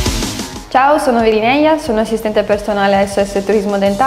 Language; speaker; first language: Italian; non-native, fluent; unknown